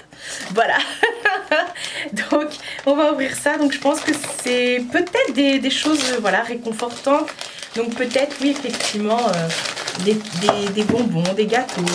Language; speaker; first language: French; native; French